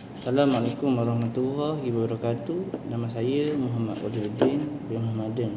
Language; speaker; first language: Malay; native; Malay